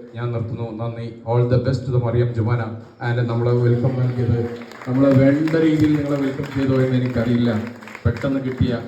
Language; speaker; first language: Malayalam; native; Malayalam